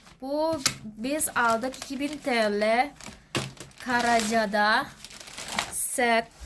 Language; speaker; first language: Turkish; non-native, learner; Indonesian